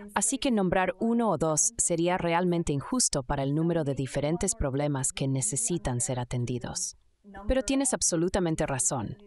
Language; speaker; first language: Spanish; non-native, fluent; Indonesian